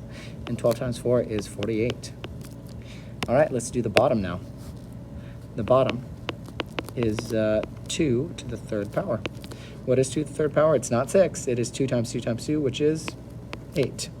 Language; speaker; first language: English; native; English